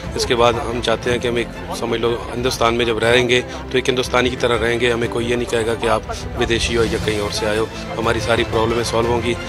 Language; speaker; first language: Hindi; non-native, fluent; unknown